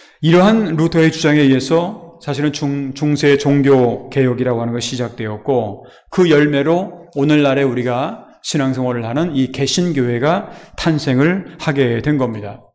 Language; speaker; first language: Korean; native; Korean